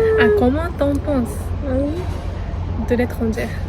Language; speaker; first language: French; non-native, learner; Japanese